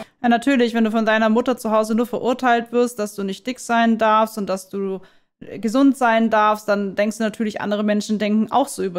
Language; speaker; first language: German; native; German